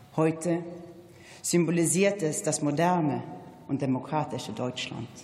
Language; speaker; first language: German; non-native, fluent; Swedish